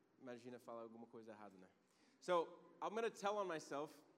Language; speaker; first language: Portuguese; non-native, learner; English